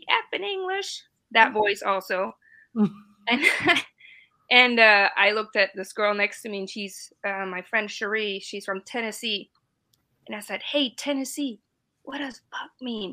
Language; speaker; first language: English; non-native, fluent; German